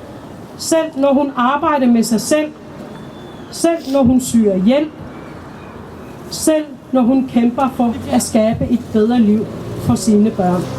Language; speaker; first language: Danish; non-native, local second language; Kalaallisut